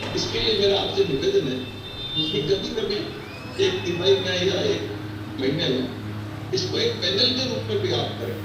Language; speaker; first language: Hindi; native; Hindi